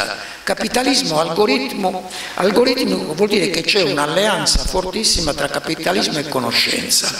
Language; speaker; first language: Italian; native; Italian